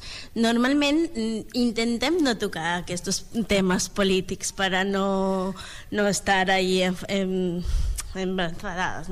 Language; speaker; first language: Catalan; non-native, learner; Spanish